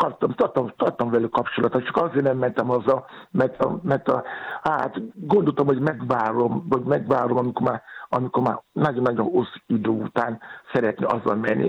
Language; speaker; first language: Hungarian; non-native, fluent; Yoruba